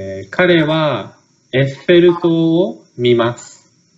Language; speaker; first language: Japanese; native; Japanese